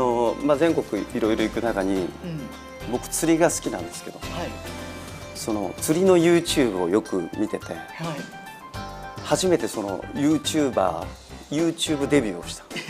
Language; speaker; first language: Japanese; native; Japanese